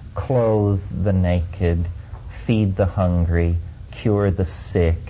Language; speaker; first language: English; native; English